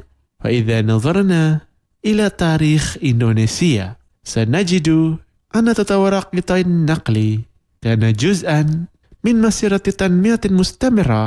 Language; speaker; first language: Arabic; non-native, fluent; Indonesian